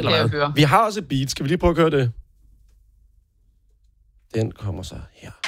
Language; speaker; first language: Danish; native; Danish